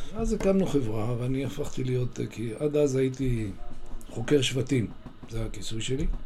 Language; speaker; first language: Hebrew; non-native, fluent; Spanish